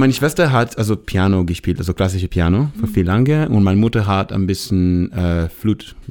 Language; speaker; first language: German; non-native, learner; Hebrew